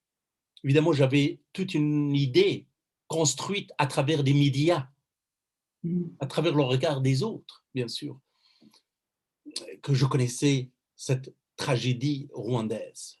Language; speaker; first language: French; non-native, fluent; Persian